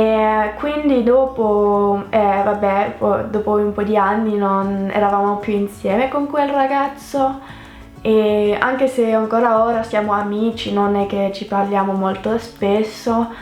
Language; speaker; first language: Italian; non-native, fluent; French